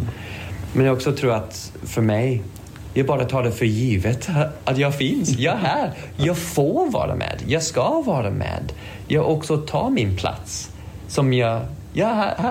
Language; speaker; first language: Swedish; non-native, fluent; English